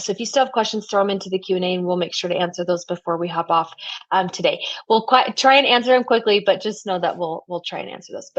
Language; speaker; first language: English; native; English